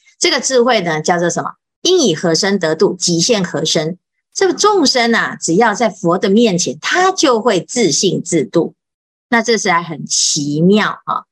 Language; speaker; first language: Chinese; native; Chinese